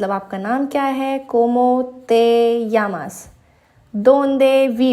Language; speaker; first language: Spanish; non-native, fluent; Hindi